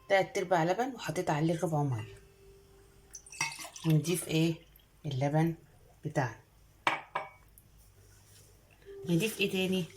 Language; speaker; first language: Arabic; native; Arabic